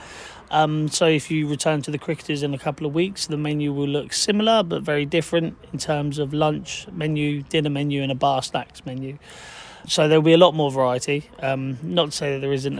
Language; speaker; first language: English; native; English